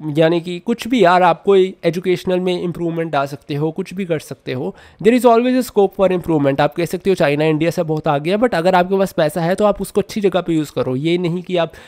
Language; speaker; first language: Hindi; native; Hindi